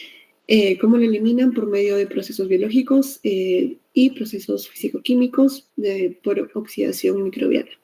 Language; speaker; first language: Spanish; native; Spanish